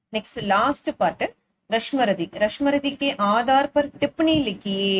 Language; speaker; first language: Hindi; non-native, local second language; Tamil